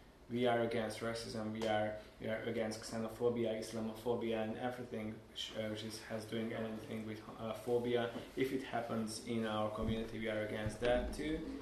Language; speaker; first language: English; non-native, fluent; Hungarian